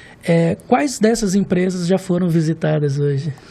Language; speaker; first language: Portuguese; native; Portuguese